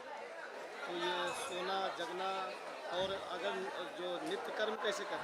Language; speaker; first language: Hindi; native; Hindi